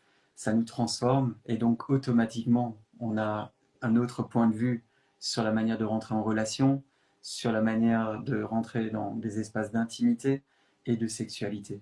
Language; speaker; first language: French; native; French